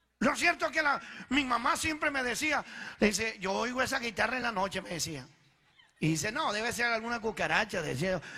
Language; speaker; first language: Spanish; early bilingual, other home language; Italian